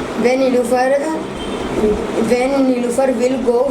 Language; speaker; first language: English; non-native, learner; Hindi